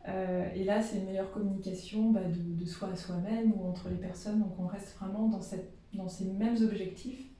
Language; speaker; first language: French; native; French